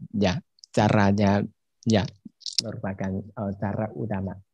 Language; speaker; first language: Indonesian; non-native, learner; Chinese